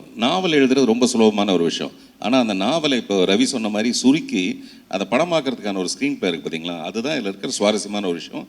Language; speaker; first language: Tamil; native; Tamil